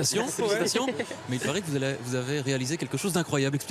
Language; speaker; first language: French; native; French